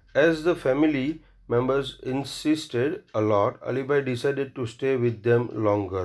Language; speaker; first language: English; non-native, local second language; Gujarati